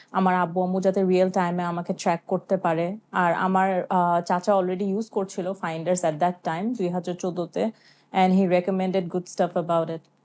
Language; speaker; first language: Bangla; early bilingual, heritage; Bangla